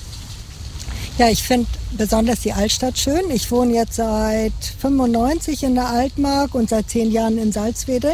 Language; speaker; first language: German; native; German